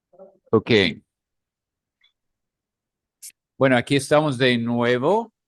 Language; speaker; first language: Spanish; non-native, fluent; English